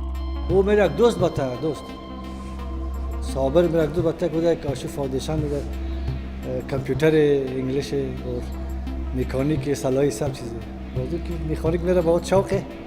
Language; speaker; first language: Hindi; non-native, learner; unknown